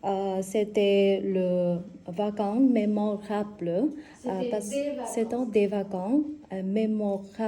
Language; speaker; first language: French; non-native, learner; Vietnamese